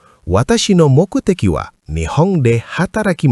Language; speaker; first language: Japanese; non-native, fluent; Indonesian